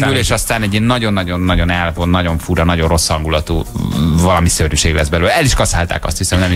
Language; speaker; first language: Hungarian; native; Hungarian